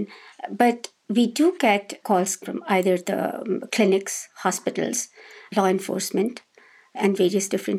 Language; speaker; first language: English; non-native, local second language; Hindi